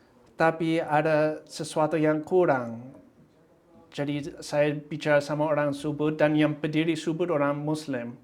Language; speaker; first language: Indonesian; non-native, fluent; English